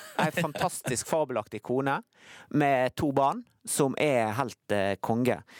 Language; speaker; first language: Norwegian; native; Norwegian